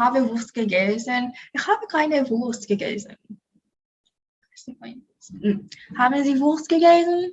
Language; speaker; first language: German; non-native, learner; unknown